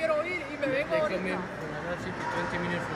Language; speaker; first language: English; non-native, learner; Spanish